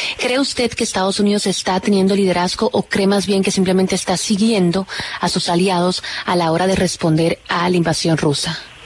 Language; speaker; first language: Spanish; native; Spanish